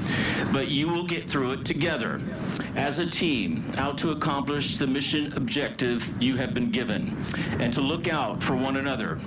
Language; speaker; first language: English; native; English